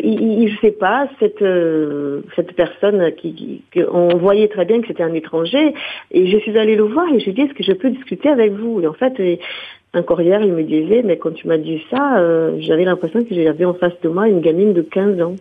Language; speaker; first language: French; non-native, fluent; Portuguese